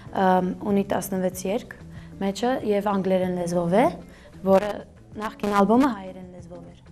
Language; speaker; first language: Armenian; early bilingual, heritage; Armenian